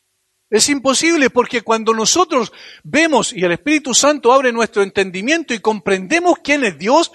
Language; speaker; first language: Spanish; native; Spanish